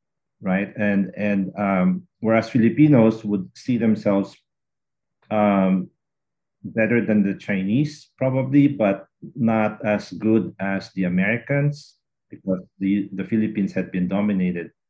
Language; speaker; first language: English; non-native, local second language; Min Nan Chinese